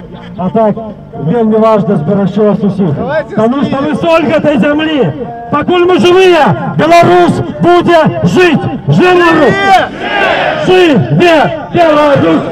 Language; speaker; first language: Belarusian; non-native, local second language; Russian